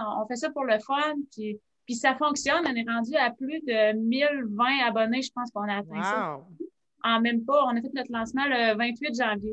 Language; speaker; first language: French; native; French